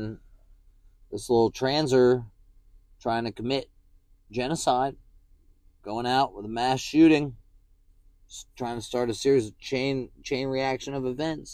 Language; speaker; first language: English; native; English